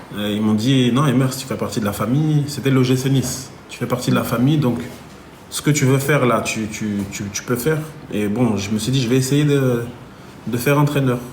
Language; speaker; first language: French; native; French